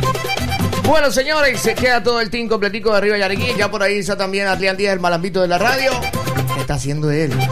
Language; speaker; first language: Spanish; native; Spanish